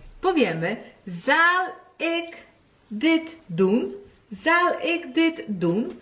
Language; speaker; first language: Dutch; non-native, fluent; Polish